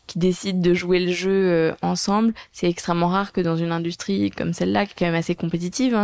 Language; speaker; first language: French; native; French